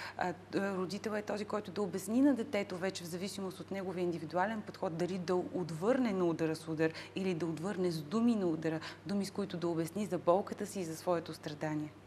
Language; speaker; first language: Bulgarian; native; Bulgarian